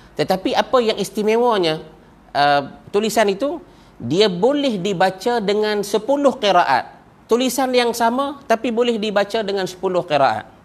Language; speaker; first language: Malay; native; Malay